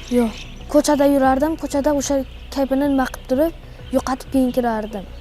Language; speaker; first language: Uzbek; native; Uzbek